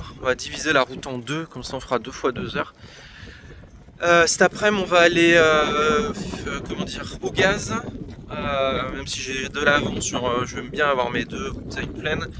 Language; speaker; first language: French; native; French